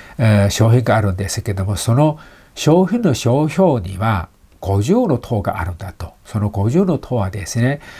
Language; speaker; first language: Japanese; non-native, fluent; Chinese